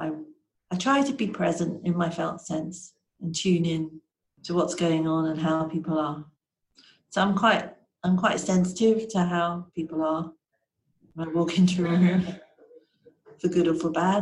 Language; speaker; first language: English; native; English